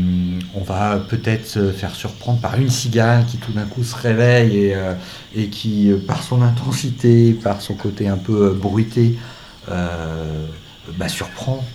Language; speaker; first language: French; native; French